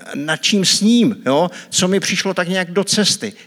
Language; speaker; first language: Czech; native; Czech